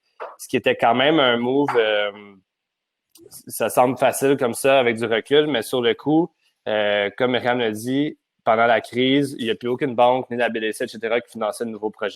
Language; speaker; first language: French; native; French